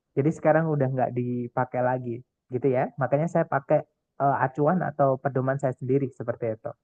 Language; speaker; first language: Indonesian; non-native, local second language; Javanese